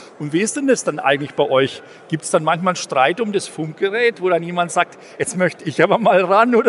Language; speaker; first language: German; native; German